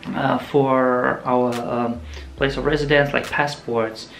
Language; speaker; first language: English; non-native, fluent; Russian